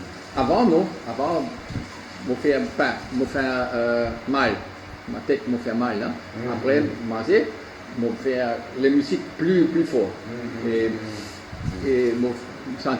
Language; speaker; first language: French; non-native, learner; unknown